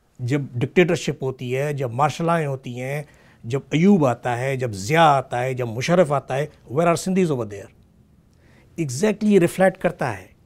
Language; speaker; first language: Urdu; non-native, local second language; Sindhi